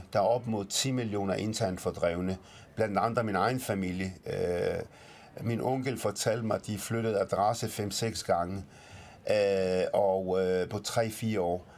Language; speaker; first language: Danish; early bilingual, other home language; Arabic